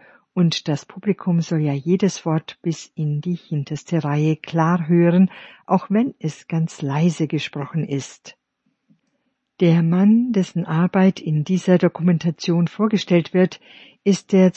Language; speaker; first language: German; native; German